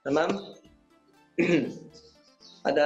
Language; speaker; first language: Indonesian; non-native, learner; Arabic